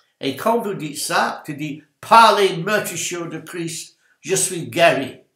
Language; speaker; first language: French; non-native, learner; English